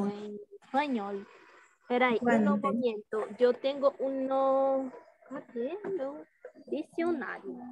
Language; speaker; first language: Spanish; non-native, learner; Portuguese